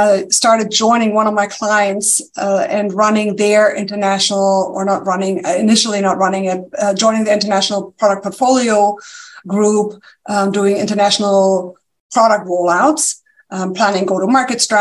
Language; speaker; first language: English; non-native, fluent; German